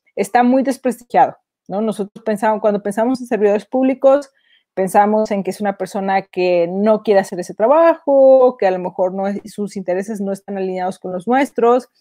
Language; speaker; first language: Spanish; native; Spanish